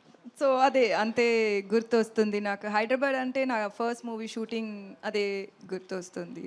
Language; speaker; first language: Telugu; non-native, learner; Tamil